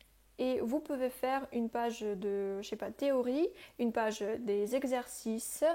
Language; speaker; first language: French; non-native, fluent; Russian